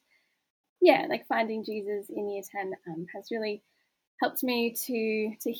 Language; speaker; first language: English; native; English